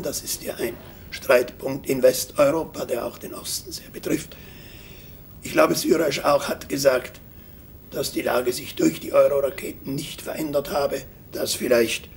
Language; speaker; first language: German; native; German